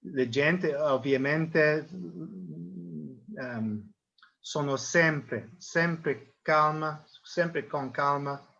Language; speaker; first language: Italian; non-native, learner; English